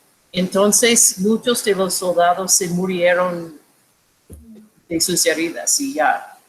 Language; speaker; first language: Spanish; non-native, fluent; English